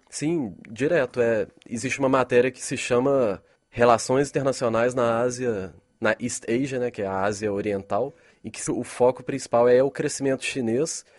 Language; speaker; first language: Portuguese; native; Portuguese